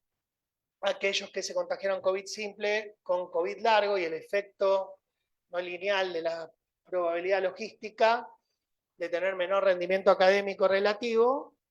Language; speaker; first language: Spanish; native; Spanish